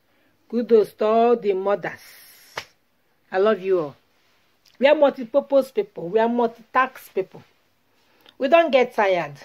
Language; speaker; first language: English; non-native, local second language; Igbo